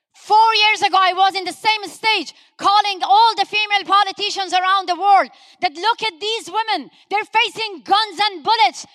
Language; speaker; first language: English; non-native, fluent; Persian